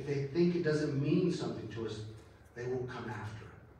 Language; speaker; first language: English; early bilingual, other home language; Spanish